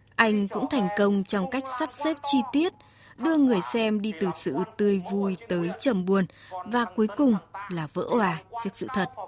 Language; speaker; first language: Vietnamese; native; Vietnamese